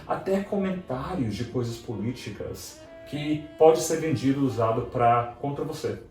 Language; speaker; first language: Portuguese; native; Portuguese